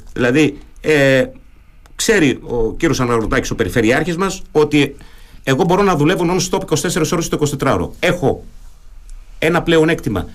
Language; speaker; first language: Greek; early bilingual, heritage; German